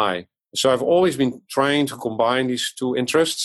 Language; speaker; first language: English; non-native, fluent; Dutch